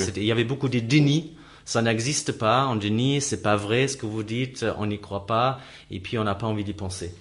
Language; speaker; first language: French; non-native, fluent; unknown